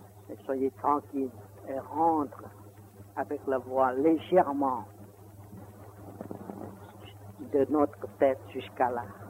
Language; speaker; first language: French; non-native, learner; Vietnamese